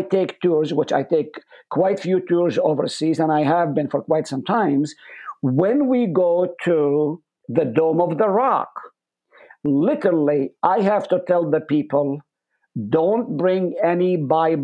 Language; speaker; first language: English; non-native, fluent; Hebrew